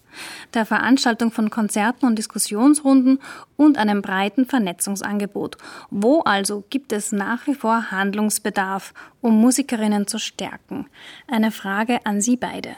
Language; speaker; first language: German; native; German